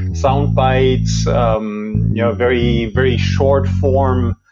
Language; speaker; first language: English; non-native, fluent; German